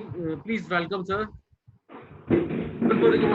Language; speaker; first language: Hindi; native; Hindi